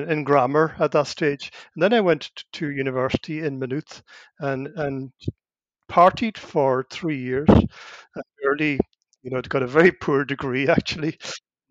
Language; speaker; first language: English; non-native, local second language; Irish